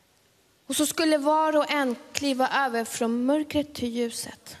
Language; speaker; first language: Swedish; early bilingual, other home language; Spanish